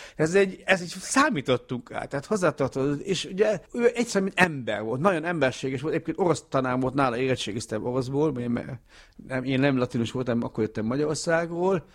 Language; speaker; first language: Hungarian; early bilingual, heritage; Hungarian